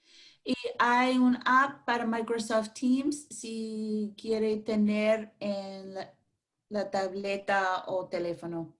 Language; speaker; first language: Spanish; non-native, fluent; English